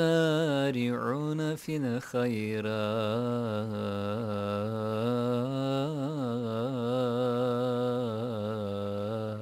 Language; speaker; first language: Indonesian; non-native, learner; Turkish